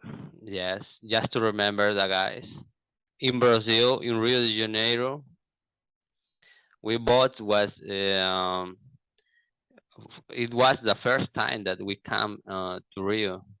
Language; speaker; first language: English; non-native, learner; Portuguese